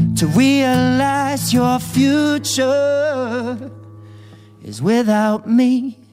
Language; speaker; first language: English; native; English